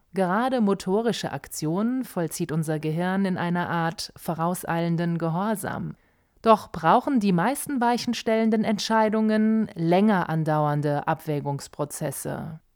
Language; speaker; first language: German; native; German